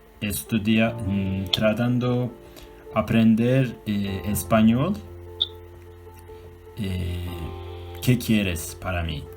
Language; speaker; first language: Spanish; non-native, learner; Turkish